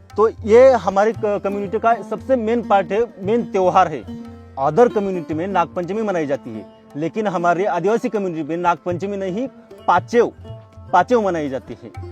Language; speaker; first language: Hindi; non-native, local second language; Kukna